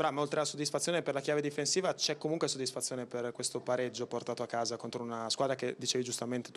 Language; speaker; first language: Italian; native; Italian